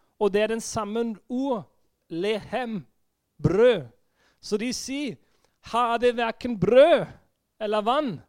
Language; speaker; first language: Norwegian; non-native, fluent; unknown